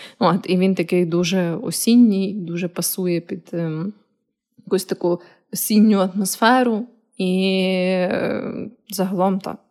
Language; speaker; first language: Ukrainian; native; Ukrainian